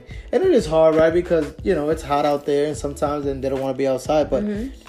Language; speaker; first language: English; native; English